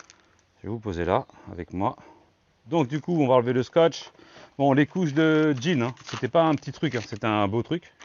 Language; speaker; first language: French; native; French